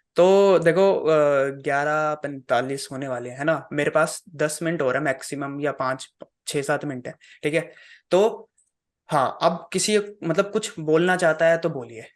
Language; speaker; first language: Hindi; native; Hindi